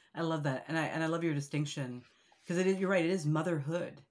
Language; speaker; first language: English; native; English